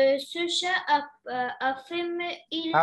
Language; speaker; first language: French; non-native, learner; Arabic